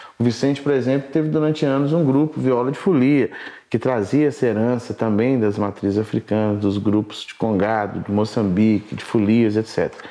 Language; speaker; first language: Portuguese; native; Portuguese